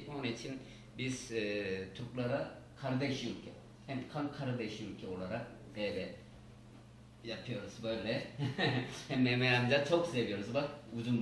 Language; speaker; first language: Turkish; non-native, learner; Korean